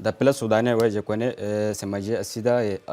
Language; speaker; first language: French; non-native, learner; Arabic